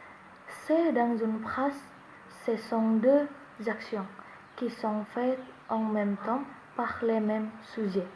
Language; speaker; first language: French; non-native, learner; Indonesian